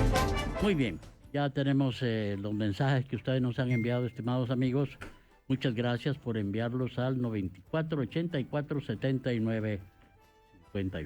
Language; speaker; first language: Spanish; native; Spanish